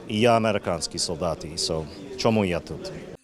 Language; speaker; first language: Ukrainian; non-native, learner; English